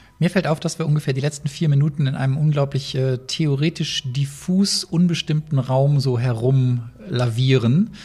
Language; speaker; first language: German; native; German